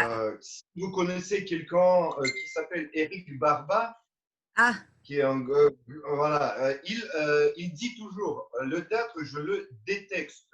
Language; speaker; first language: French; non-native, fluent; Romanian